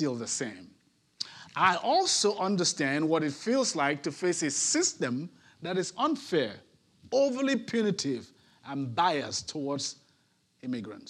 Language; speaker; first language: English; non-native, local second language; Ibibio